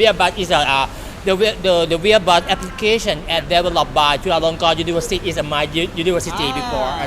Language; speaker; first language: English; non-native, learner; Thai